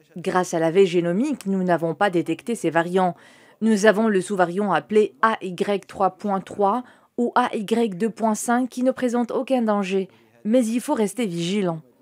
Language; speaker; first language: French; non-native, local second language; Arabic